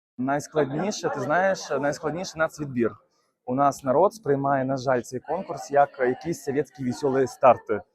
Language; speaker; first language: Ukrainian; non-native, local second language; Russian